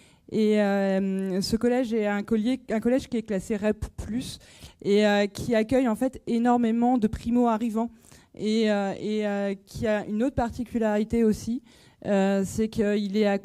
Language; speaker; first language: French; native; French